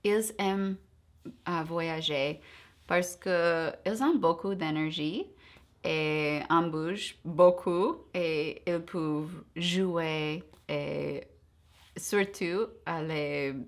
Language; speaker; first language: French; non-native, fluent; English